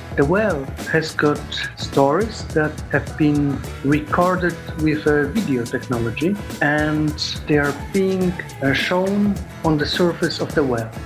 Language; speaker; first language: English; non-native, fluent; Polish